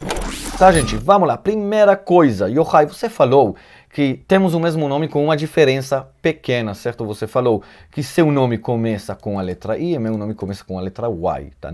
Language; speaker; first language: Portuguese; non-native, fluent; Hebrew